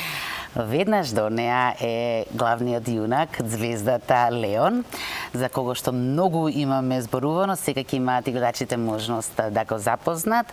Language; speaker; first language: Macedonian; native; Macedonian